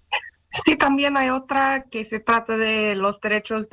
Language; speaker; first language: Spanish; non-native, fluent; English